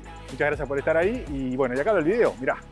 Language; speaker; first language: Spanish; native; Spanish